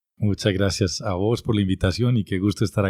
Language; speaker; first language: Spanish; native; Spanish